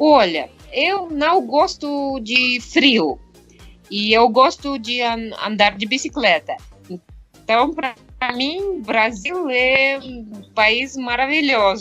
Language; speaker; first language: Portuguese; non-native, fluent; Russian